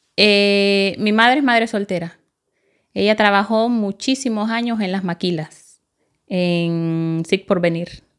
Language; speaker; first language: Spanish; native; Spanish